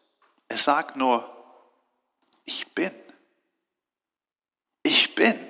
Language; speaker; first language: German; non-native, fluent; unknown